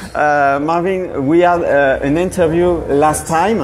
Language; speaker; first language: English; non-native, learner; French